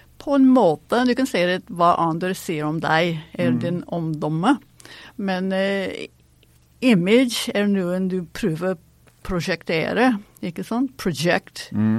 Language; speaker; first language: Norwegian; non-native, fluent; English